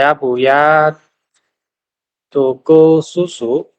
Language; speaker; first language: Indonesian; non-native, learner; Chinese